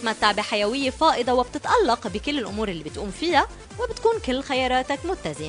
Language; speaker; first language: Arabic; native; Arabic